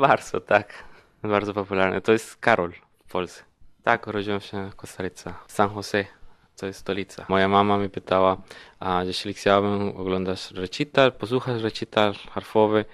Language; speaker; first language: Polish; non-native, learner; Spanish